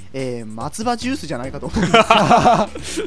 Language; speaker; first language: Japanese; native; Japanese